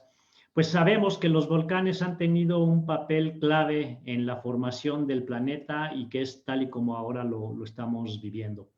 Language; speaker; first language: Spanish; native; Spanish